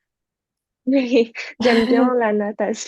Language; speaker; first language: French; non-native, fluent; Chinese